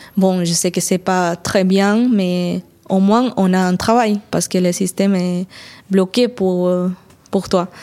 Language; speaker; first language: French; non-native, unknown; Spanish